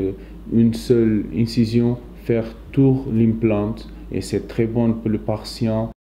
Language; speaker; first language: French; non-native, fluent; Portuguese